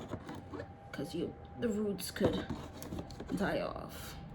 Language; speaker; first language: English; native; English